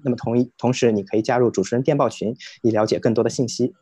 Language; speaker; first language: Chinese; native; Chinese